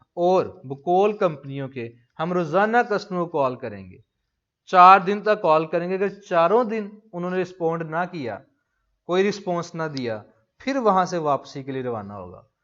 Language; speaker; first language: Urdu; non-native, local second language; Punjabi